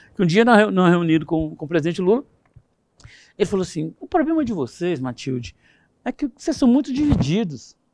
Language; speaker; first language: Portuguese; native; Portuguese